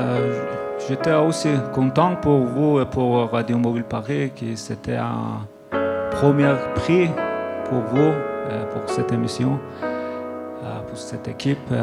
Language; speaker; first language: French; non-native, learner; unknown